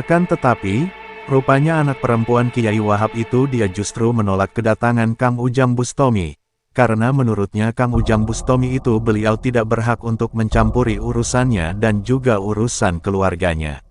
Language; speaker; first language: Indonesian; native; Indonesian